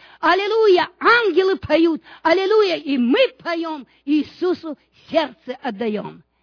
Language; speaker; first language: Russian; non-native, local second language; Romanian